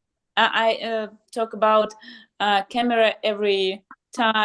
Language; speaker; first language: English; non-native, learner; Russian